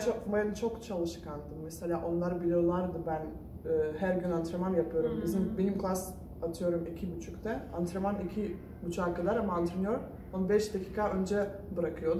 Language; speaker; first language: Turkish; non-native, fluent; Russian